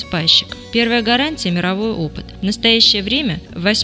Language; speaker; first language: Russian; native; Russian